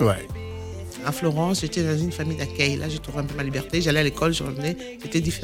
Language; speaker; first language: French; non-native, local second language; Lingala